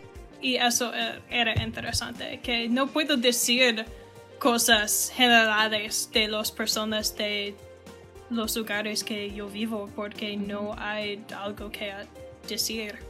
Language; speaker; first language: Spanish; non-native, learner; English